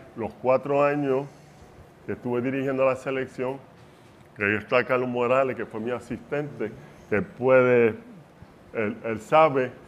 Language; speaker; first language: Spanish; early bilingual, heritage; Spanish